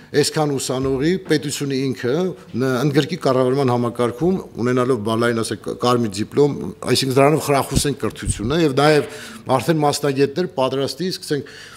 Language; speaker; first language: Armenian; native; Armenian